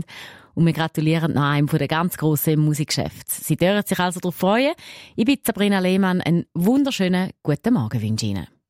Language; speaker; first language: German; native; German